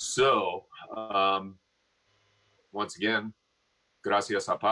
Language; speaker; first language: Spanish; non-native, fluent; English